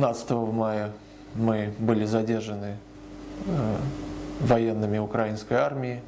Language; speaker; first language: Russian; native; Russian